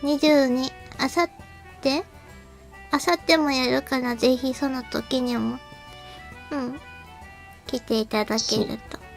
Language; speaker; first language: Japanese; native; Japanese